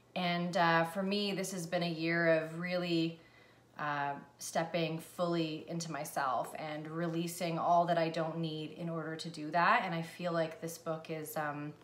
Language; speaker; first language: English; native; English